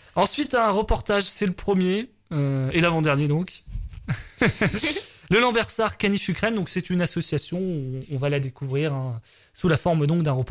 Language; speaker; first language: French; native; French